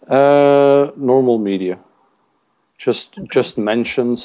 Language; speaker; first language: English; non-native, fluent; Dutch